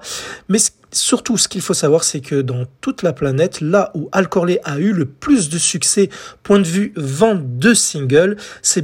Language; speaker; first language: French; native; French